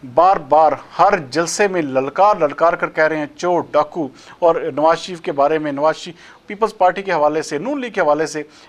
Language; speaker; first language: Urdu; native; Urdu